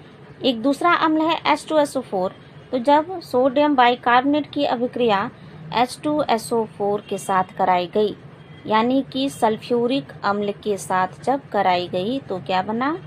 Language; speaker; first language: Hindi; native; Hindi